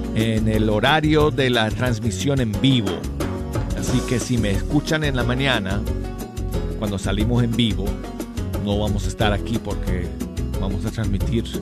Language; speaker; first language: Spanish; non-native, fluent; English